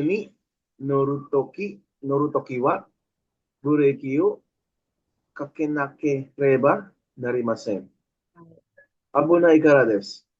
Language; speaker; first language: Japanese; non-native, learner; Filipino